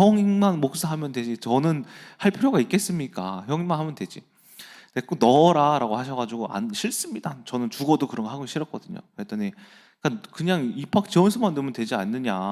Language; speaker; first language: Korean; native; Korean